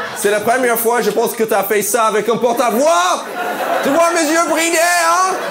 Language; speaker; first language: French; non-native, fluent; English